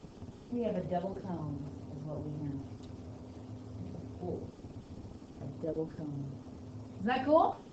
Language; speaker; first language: English; native; English